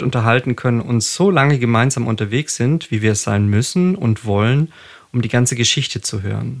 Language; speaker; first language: German; native; German